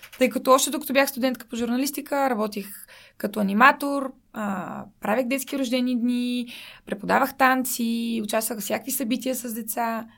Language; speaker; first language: Bulgarian; native; Bulgarian